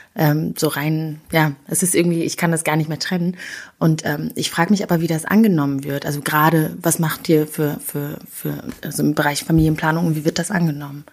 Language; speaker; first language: German; early bilingual, other home language; Kinyarwanda